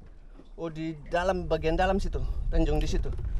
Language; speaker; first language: Indonesian; native; Indonesian